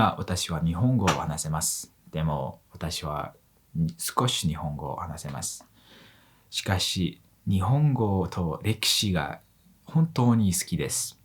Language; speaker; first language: Japanese; non-native, learner; Mongolian